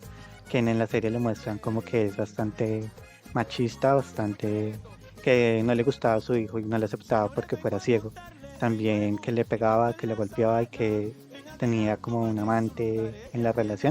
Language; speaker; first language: Spanish; native; Spanish